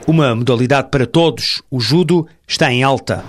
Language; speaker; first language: Portuguese; native; Portuguese